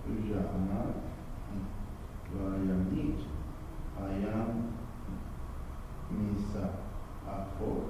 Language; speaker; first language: Hebrew; non-native, learner; English